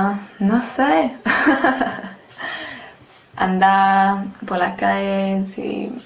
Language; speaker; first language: Spanish; non-native, learner; English